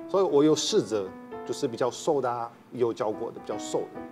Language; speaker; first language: Chinese; non-native, fluent; Portuguese